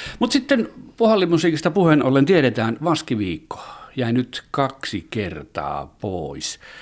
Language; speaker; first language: Finnish; native; Finnish